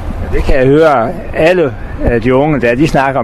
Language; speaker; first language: Danish; native; Danish